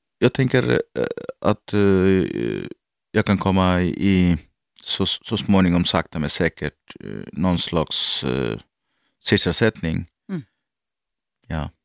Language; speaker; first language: Swedish; non-native, learner; Arabic